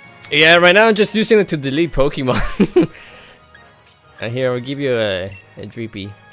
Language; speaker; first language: English; early bilingual, other home language; Spanish